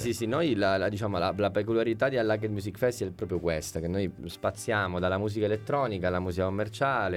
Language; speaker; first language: Italian; native; Italian